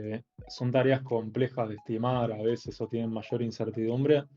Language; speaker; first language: Spanish; native; Spanish